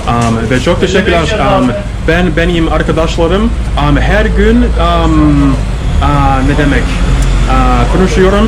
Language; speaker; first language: Turkish; non-native, learner; English